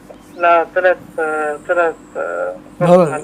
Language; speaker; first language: Arabic; native; Arabic